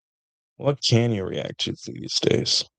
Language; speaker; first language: English; native; English